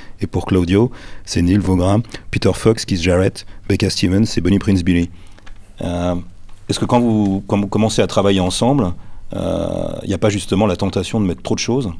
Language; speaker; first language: French; native; French